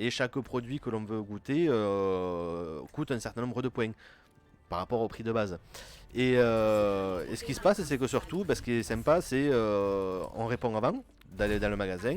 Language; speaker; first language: French; native; French